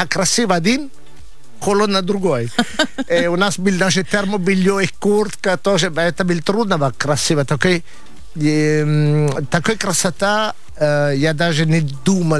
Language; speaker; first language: Russian; non-native, learner; Italian